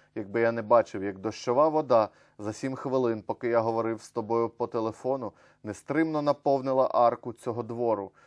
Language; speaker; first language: Ukrainian; native; Ukrainian